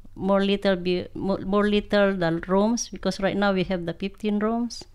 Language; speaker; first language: English; non-native, local second language; Iloko